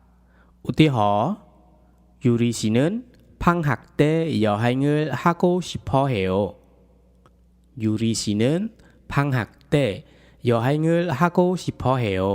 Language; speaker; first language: Korean; non-native, fluent; Khmer